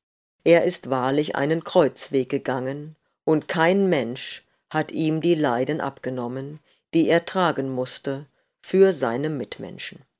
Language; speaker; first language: German; native; German